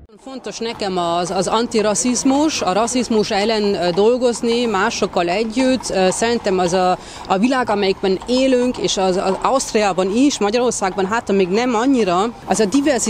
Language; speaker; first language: Hungarian; early bilingual, heritage; Hungarian